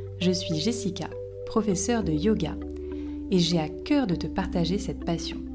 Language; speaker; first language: French; native; French